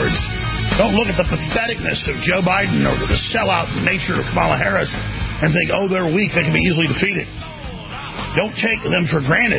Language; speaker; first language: English; native; English